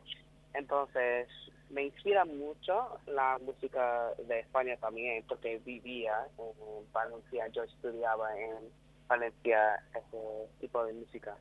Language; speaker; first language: Spanish; non-native, learner; English